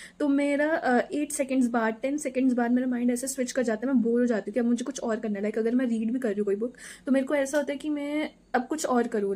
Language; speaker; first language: Hindi; native; Hindi